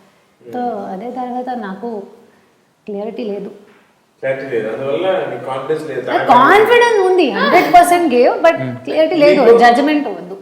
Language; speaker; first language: Telugu; non-native, learner; Hindi